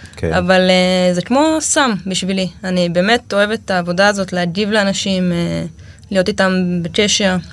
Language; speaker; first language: Hebrew; native; Hebrew